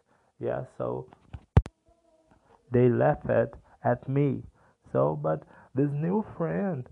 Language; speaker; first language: English; non-native, learner; Portuguese